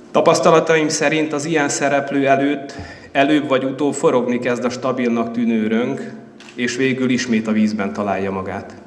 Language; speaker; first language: Hungarian; native; Hungarian